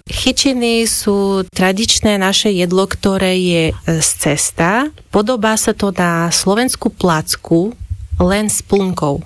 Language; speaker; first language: Slovak; non-native, fluent; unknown